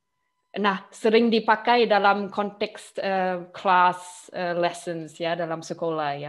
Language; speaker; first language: Indonesian; non-native, fluent; German